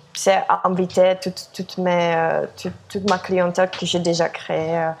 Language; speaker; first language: French; non-native, fluent; Czech